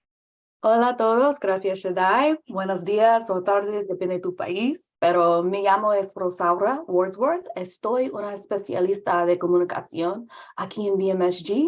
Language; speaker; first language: Spanish; non-native, learner; English